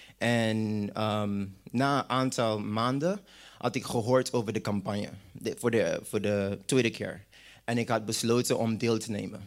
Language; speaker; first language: Dutch; non-native, local second language; English